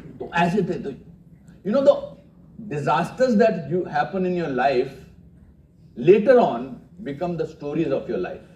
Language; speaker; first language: Hindi; native; Hindi